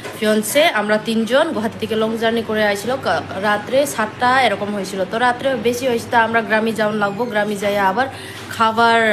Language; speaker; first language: Bangla; non-native, local second language; Kok Borok